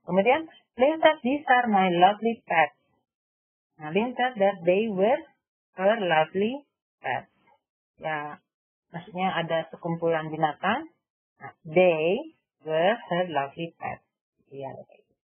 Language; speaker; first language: English; non-native, fluent; Indonesian